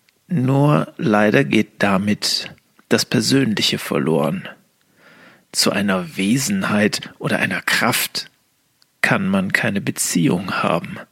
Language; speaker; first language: German; native; German